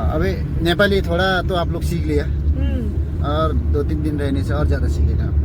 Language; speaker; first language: Hindi; non-native, local second language; Nepali